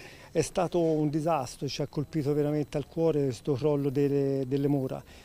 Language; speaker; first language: Italian; native; Italian